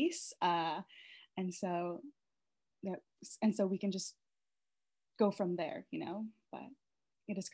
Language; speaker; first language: English; native; English